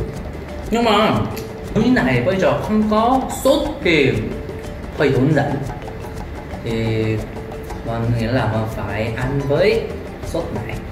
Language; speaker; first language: Vietnamese; non-native, learner; Korean